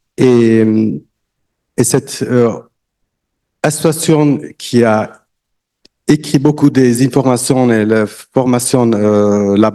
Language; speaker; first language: French; non-native, learner; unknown